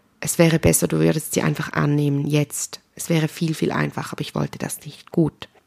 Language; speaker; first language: German; native; German